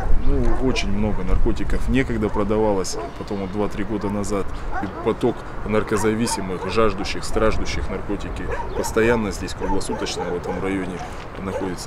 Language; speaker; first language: Russian; native; Russian